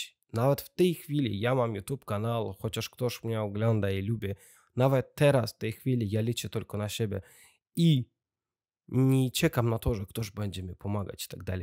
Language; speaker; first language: Polish; non-native, learner; Russian